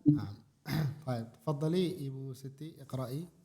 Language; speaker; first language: Arabic; non-native, fluent; Indonesian